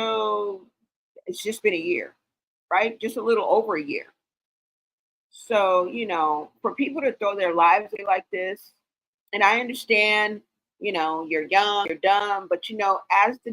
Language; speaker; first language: English; native; English